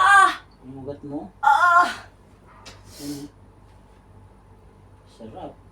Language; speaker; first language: Filipino; native; Filipino